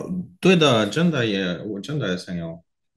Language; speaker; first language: Chinese; non-native, learner; Korean